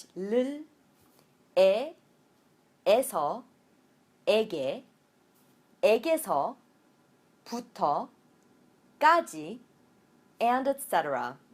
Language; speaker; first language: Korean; non-native, fluent; English